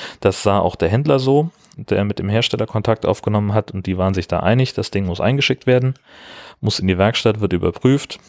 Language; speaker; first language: German; native; German